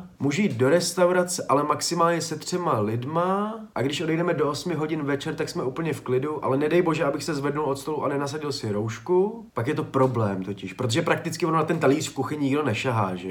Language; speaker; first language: Czech; native; Czech